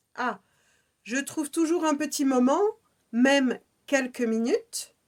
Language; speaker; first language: French; native; French